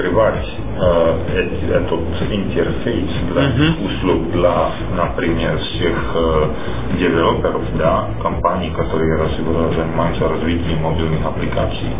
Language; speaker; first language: Russian; non-native, fluent; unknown